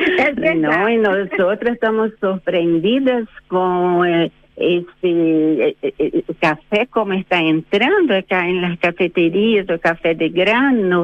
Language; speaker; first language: Spanish; non-native, fluent; Portuguese